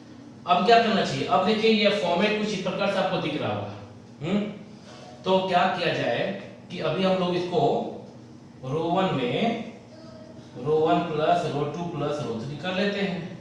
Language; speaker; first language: Hindi; native; Hindi